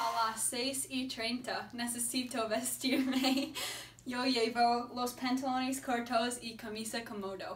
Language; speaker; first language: Spanish; non-native, learner; English